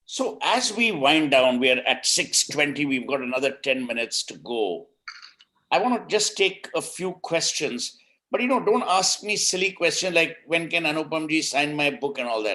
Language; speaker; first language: English; non-native, local second language; Hindi